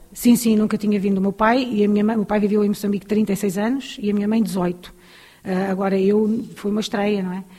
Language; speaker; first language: Portuguese; native; Portuguese